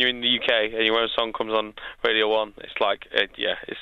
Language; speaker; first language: English; native; English